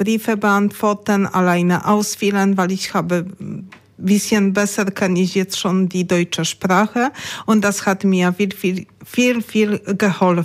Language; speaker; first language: German; non-native, learner; Polish